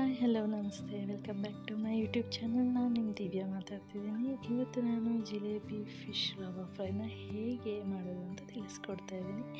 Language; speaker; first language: Kannada; native; Kannada